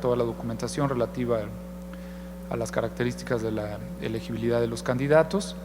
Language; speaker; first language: Spanish; native; Spanish